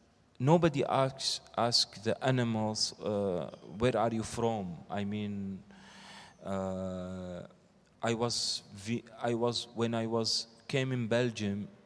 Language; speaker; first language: English; non-native, learner; Arabic